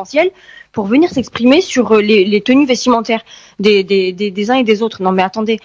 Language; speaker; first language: French; early bilingual, heritage; French